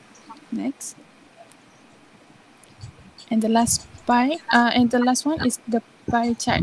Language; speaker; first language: English; non-native, local second language; Malay